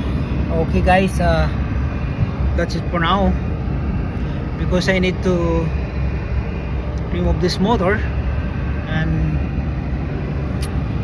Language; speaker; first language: English; non-native, learner; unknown